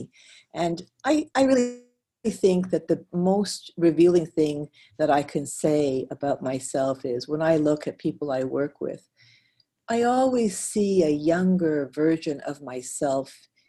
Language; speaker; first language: English; native; English